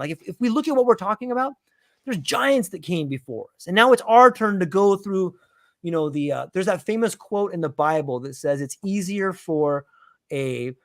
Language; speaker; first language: English; native; English